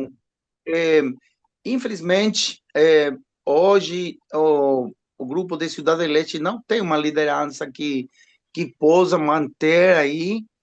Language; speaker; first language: Portuguese; non-native, learner; Spanish